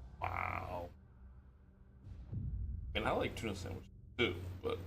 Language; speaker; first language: English; native; English